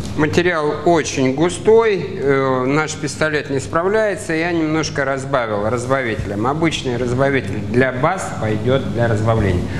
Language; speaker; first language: Russian; native; Russian